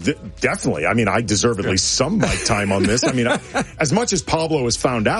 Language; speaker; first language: English; native; English